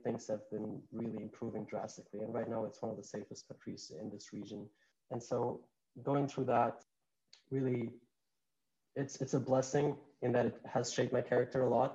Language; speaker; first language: English; non-native, fluent; Albanian